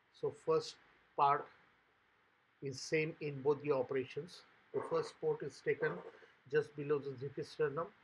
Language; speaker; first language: English; non-native, local second language; Marathi